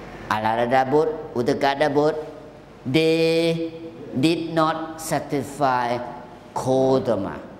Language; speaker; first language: English; non-native, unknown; Thai